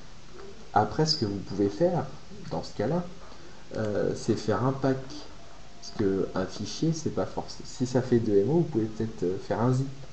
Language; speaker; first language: French; native; French